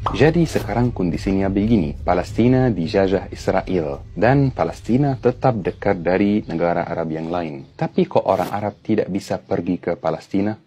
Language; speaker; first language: Indonesian; non-native, fluent; Arabic